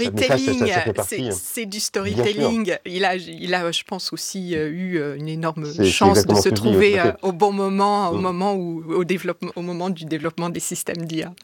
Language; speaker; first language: French; native; French